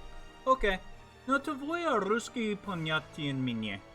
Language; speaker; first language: Russian; non-native, learner; English